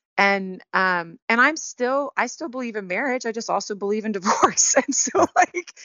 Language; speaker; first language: English; native; English